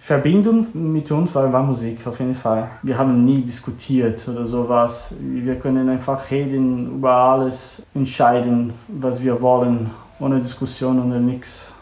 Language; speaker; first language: German; non-native, learner; Portuguese